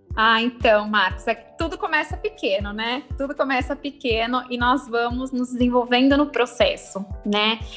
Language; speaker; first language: Portuguese; native; Portuguese